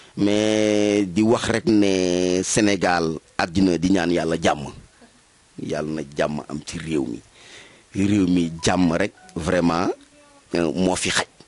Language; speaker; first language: Wolof; native; Wolof